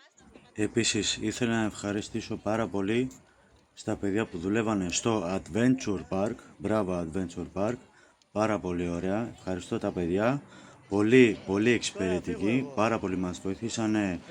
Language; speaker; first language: Greek; non-native, fluent; Armenian